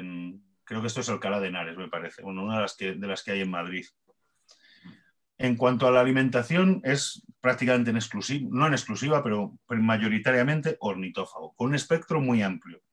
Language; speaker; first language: Spanish; native; Spanish